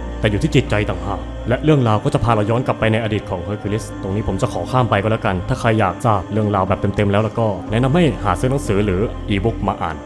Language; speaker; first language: Thai; native; Thai